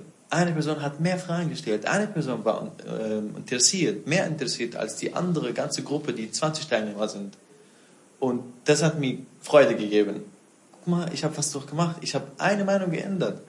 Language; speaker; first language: German; non-native, fluent; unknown